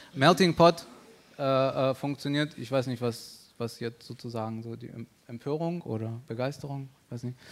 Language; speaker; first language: German; early bilingual, other home language; Russian